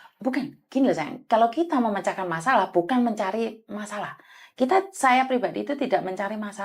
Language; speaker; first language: Malay; native; Malay